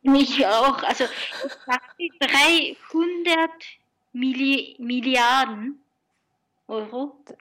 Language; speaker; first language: German; non-native, learner; Japanese